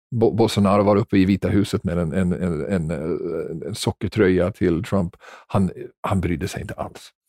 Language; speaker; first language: Swedish; non-native, fluent; English